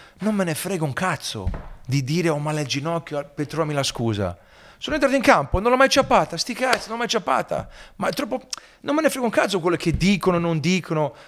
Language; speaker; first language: Italian; early bilingual, heritage; Italian